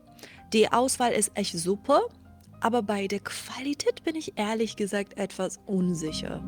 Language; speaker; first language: German; non-native, fluent; Persian